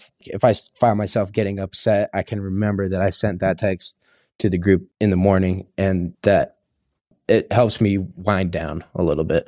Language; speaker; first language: English; native; English